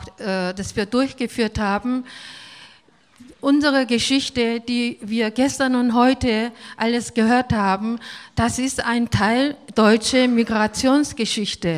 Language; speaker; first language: German; non-native, fluent; Korean